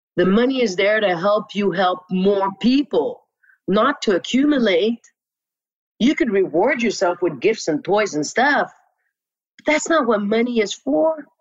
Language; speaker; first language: English; non-native, local second language; French